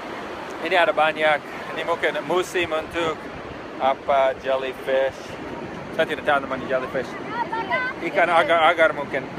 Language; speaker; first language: Indonesian; non-native, fluent; English